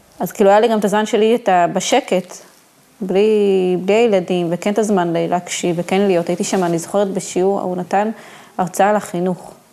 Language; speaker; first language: Hebrew; native; Hebrew